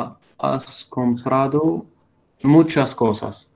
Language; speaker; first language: Spanish; non-native, learner; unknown